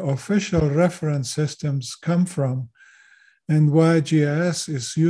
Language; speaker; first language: English; non-native, fluent; German